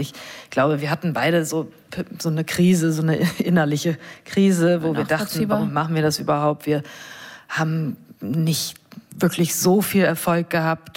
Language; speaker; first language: German; non-native, fluent; English